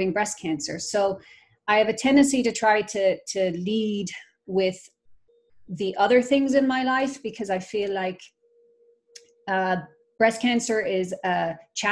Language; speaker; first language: English; native; English